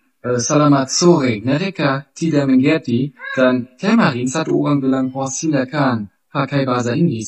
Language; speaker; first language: Indonesian; non-native, learner; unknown